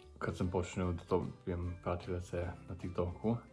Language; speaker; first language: Serbian; non-native, learner; English